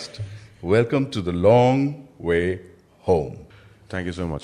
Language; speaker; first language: English; non-native, local second language; Kannada